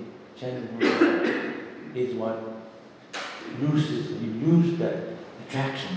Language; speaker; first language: English; non-native, local second language; Bangla